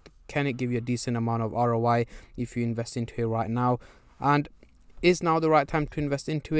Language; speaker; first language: English; native; English